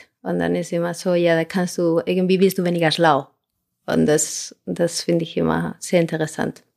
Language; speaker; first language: German; non-native, fluent; Spanish